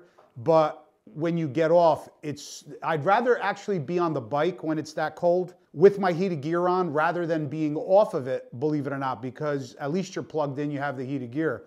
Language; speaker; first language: English; native; English